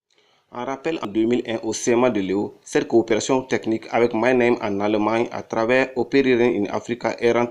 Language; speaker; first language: French; native; French